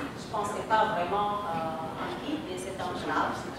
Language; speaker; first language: French; non-native, fluent; Indonesian